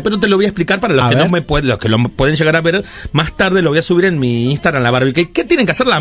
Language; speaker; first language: Spanish; native; Spanish